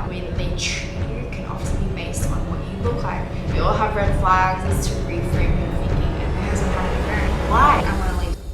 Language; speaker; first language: English; native; English